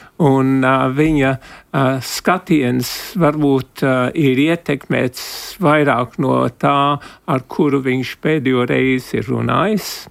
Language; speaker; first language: Latvian; early bilingual, heritage; Latvian